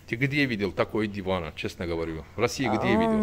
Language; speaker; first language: Russian; non-native, learner; Turkish